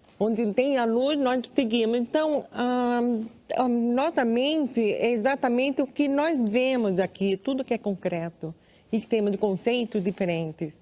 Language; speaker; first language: Portuguese; non-native, local second language; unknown